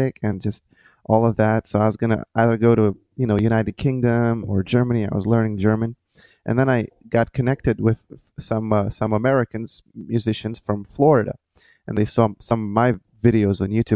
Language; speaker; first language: English; non-native, fluent; Lithuanian